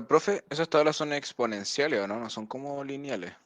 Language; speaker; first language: Spanish; native; Spanish